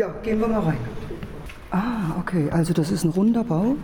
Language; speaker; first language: German; native; German